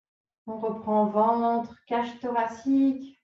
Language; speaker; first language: French; native; French